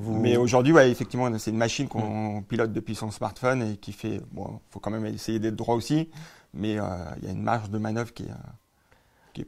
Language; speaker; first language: French; native; French